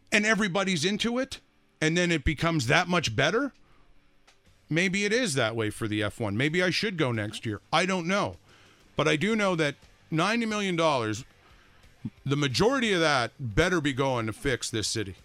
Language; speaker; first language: English; native; English